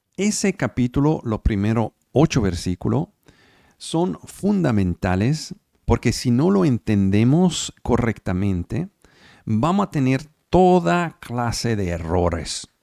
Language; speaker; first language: Spanish; non-native, fluent; Italian